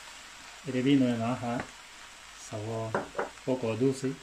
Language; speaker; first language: Spanish; non-native, learner; Chinese